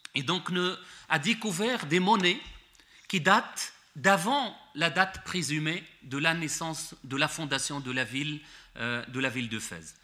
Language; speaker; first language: French; non-native, local second language; Arabic